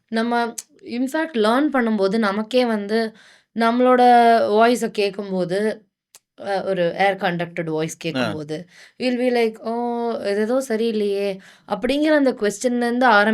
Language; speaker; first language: Tamil; native; Tamil